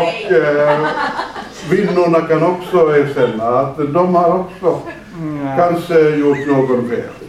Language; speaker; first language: Swedish; non-native, fluent; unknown